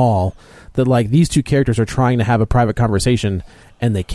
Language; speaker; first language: English; native; English